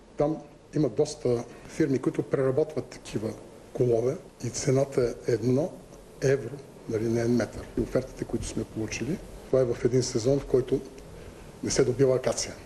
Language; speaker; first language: Bulgarian; native; Bulgarian